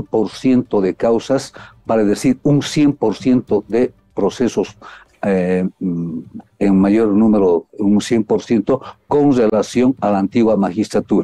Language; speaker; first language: Spanish; native; Spanish